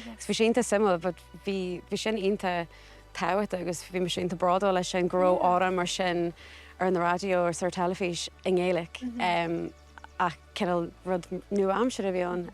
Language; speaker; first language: Irish; non-native, local second language; English